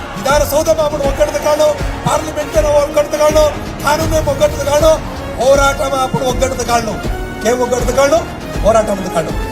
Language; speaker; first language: Kannada; non-native, local second language; Lambadi